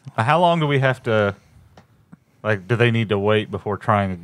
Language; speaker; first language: English; native; English